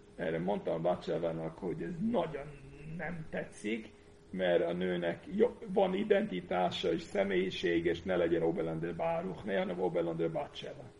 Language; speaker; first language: Hungarian; non-native, fluent; English